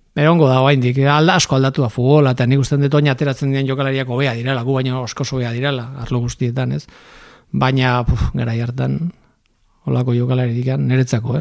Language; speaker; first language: Basque; native; Basque